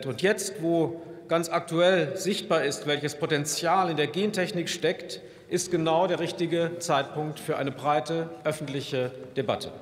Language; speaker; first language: German; native; German